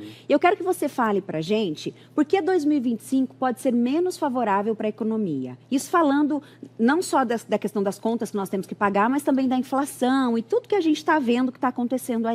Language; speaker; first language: Portuguese; native; Portuguese